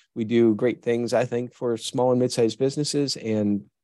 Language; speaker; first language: English; native; English